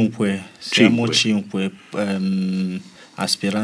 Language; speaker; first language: Italian; non-native, learner; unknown